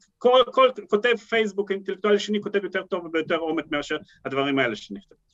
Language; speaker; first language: Hebrew; non-native, fluent; Russian